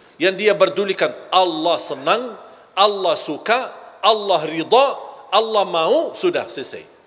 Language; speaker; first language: Malay; non-native, fluent; Arabic